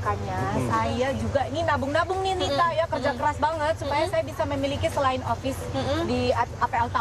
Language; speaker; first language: Indonesian; native; Indonesian